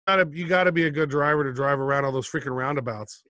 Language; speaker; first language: English; native; English